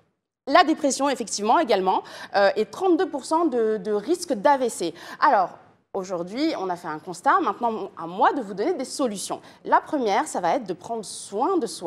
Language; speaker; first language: French; native; French